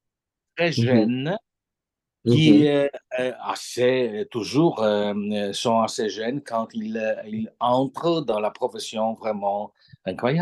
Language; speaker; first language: French; non-native, fluent; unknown